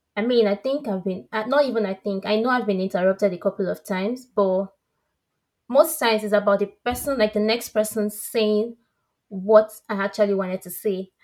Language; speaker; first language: English; non-native, local second language; Yoruba